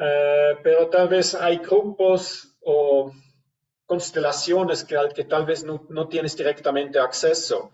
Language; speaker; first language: Spanish; non-native, fluent; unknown